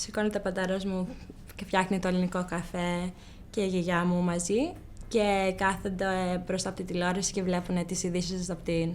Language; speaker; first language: Greek; early bilingual, heritage; Greek